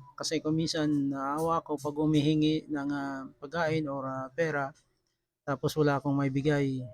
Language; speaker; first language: Filipino; non-native, local second language; Bikol